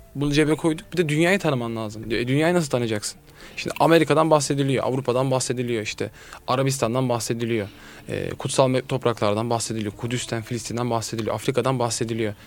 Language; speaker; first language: Turkish; native; Turkish